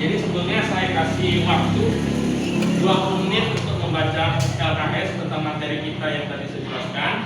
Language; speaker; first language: Indonesian; native; Indonesian